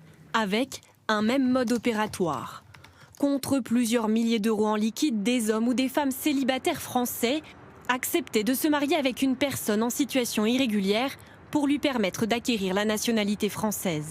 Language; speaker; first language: French; native; French